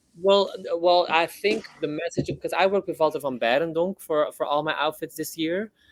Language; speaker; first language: English; non-native, fluent; Dutch